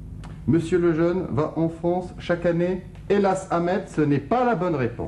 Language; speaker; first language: French; native; French